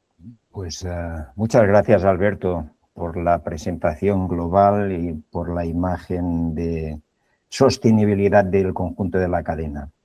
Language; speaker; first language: Spanish; native; Spanish